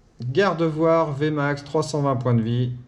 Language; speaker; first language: French; native; French